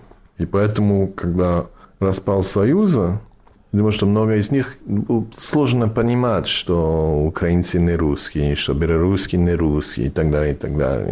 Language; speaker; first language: Russian; non-native, fluent; English